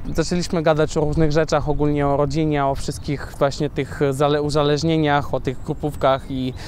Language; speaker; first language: Polish; non-native, fluent; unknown